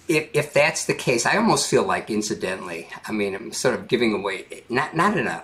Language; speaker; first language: English; native; English